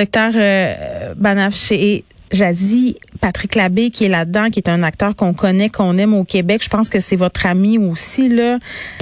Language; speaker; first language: French; native; French